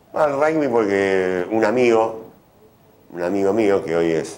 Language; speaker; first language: Spanish; native; Spanish